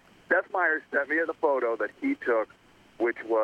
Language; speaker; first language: English; native; English